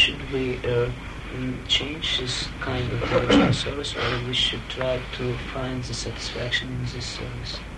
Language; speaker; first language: English; non-native, learner; Russian